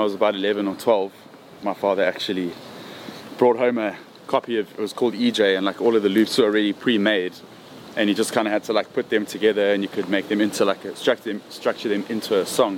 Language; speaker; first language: English; native; English